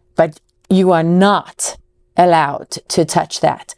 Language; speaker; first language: English; native; English